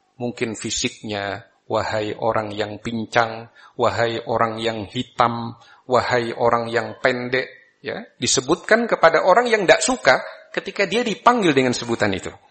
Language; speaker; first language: Malay; non-native, local second language; Javanese